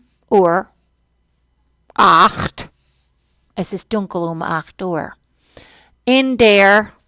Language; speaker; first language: German; non-native, fluent; English